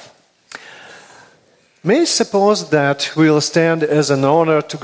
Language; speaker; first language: English; non-native, fluent; Russian